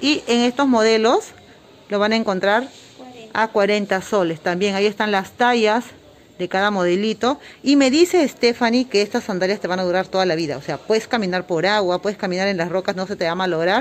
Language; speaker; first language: Spanish; native; Spanish